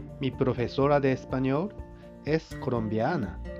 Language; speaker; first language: Spanish; non-native, fluent; Japanese